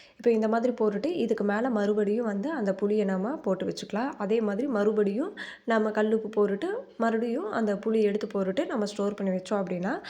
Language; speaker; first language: Tamil; native; Tamil